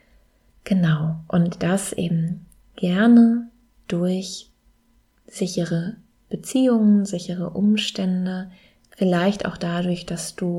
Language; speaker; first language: German; native; German